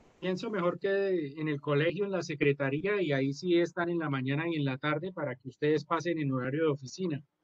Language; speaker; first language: Spanish; native; Spanish